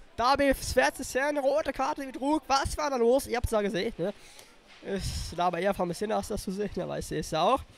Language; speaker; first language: German; native; German